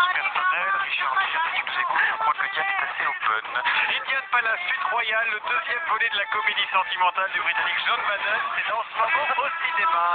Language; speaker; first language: French; native; French